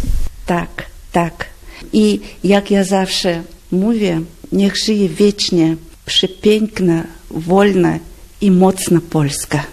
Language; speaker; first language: Polish; non-native, learner; Russian